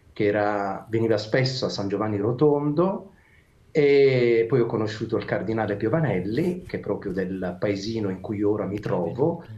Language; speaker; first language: Italian; native; Italian